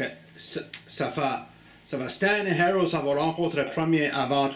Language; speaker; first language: French; native; French